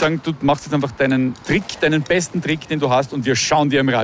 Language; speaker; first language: German; native; German